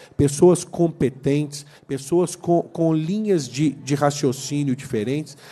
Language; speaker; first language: Portuguese; native; Portuguese